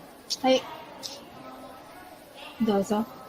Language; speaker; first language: Japanese; non-native, learner; Filipino